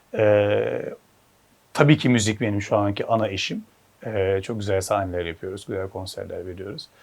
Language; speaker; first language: Turkish; early bilingual, heritage; Turkish